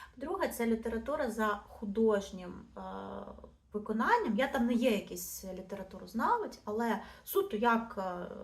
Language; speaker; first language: Ukrainian; non-native, local second language; Russian